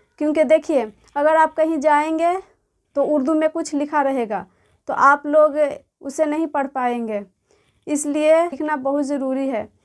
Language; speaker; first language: Hindi; native; Hindi